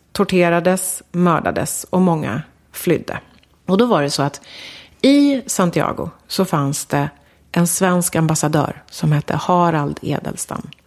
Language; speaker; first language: Swedish; early bilingual, other home language; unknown